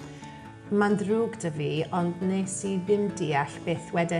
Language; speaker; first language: Welsh; non-native, learner; English